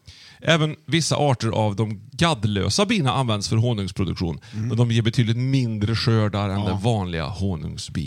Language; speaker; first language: Swedish; native; Swedish